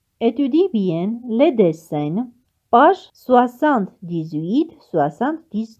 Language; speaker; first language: French; non-native, fluent; Armenian